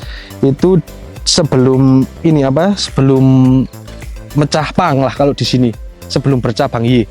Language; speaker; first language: Indonesian; non-native, local second language; Javanese